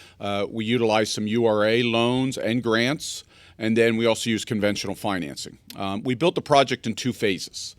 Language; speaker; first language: English; native; English